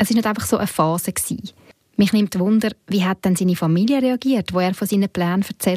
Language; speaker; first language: German; native; German